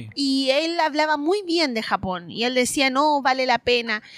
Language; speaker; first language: Spanish; native; Spanish